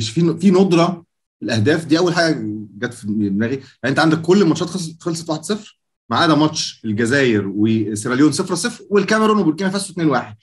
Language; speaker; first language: Arabic; native; Arabic